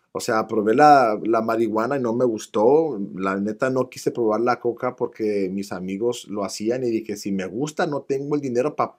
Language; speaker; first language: Spanish; early bilingual, other home language; English